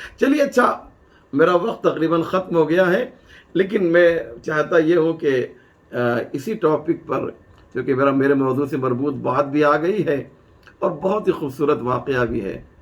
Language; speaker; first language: Urdu; native; Urdu